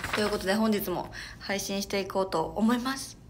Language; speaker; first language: Japanese; native; Japanese